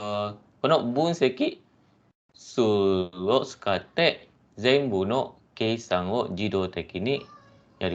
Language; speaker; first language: Japanese; non-native, fluent; Malay